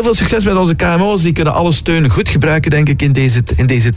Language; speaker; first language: Dutch; native; Dutch